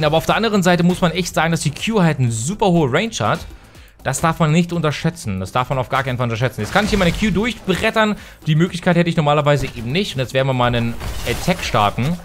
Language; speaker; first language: German; native; German